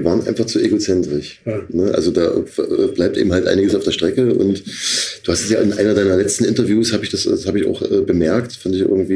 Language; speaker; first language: German; native; German